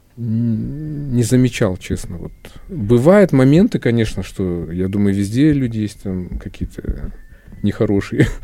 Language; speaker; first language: Russian; non-native, local second language; Kyrgyz